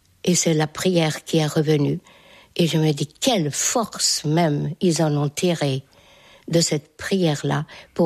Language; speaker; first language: French; non-native, fluent; Hungarian